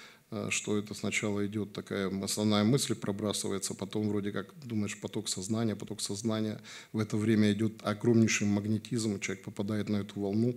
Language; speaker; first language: Russian; native; Russian